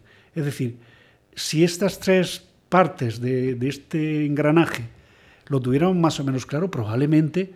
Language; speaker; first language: Spanish; native; Spanish